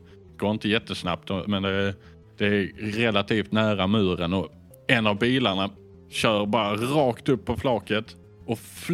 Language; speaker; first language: Swedish; native; Swedish